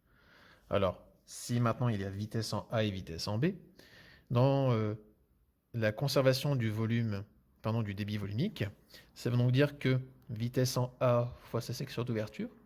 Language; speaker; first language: French; native; French